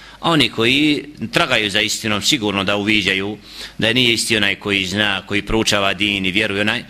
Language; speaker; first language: Bosnian; native; Bosnian